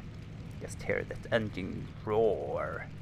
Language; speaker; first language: English; non-native, fluent; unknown